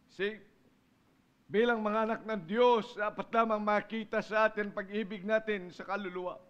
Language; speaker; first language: Filipino; non-native, local second language; Iloko